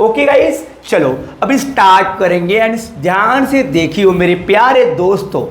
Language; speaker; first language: Hindi; non-native, local second language; Marathi